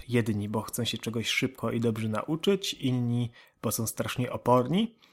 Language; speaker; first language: Polish; native; Polish